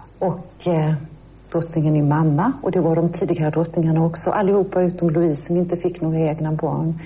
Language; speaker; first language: Swedish; native; Swedish